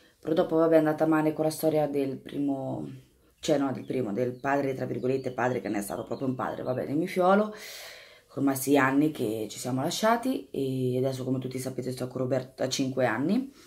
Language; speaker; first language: Italian; native; Italian